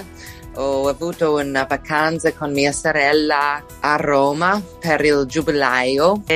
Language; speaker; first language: Italian; non-native, fluent; English